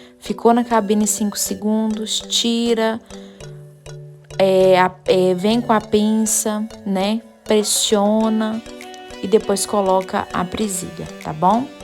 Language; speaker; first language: Portuguese; native; Portuguese